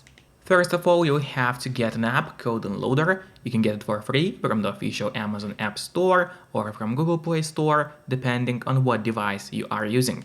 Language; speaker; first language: English; non-native, fluent; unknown